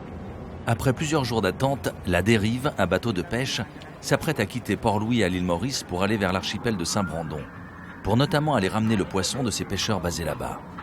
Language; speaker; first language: French; native; French